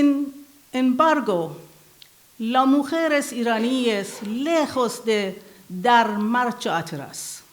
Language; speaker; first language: Spanish; non-native, learner; Persian